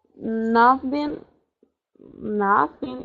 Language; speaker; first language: English; non-native, learner; Spanish